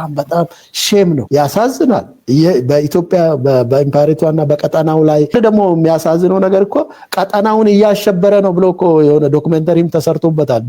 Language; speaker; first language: Amharic; non-native, local second language; Oromo